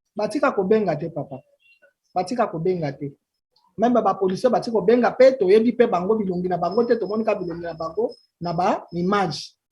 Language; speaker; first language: Lingala; native; Lingala